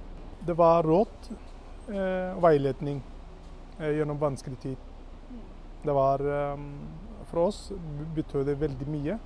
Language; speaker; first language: Norwegian; non-native, fluent; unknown